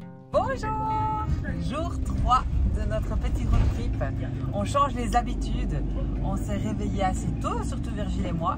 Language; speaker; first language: French; native; French